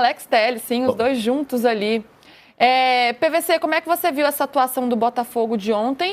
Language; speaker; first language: Portuguese; native; Portuguese